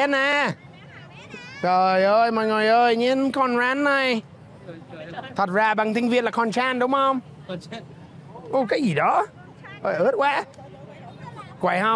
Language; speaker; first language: Vietnamese; non-native, fluent; English